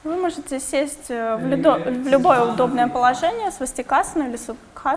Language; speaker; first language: Russian; native; Russian